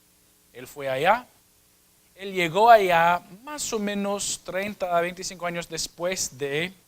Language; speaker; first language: Spanish; non-native, fluent; English